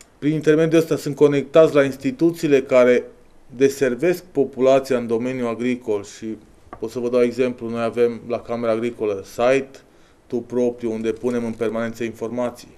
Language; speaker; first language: Romanian; native; Romanian